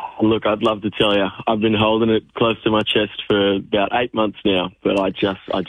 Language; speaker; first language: English; native; English